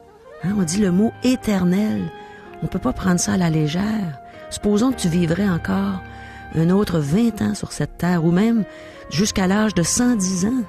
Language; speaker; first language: French; native; French